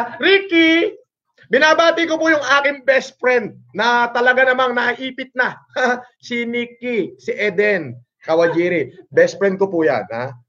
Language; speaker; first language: Filipino; non-native, local second language; Iloko